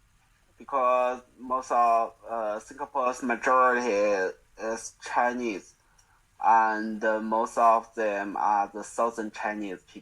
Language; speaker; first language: English; non-native, learner; Chinese